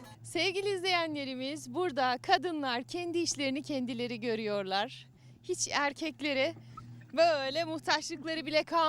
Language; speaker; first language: Turkish; native; Turkish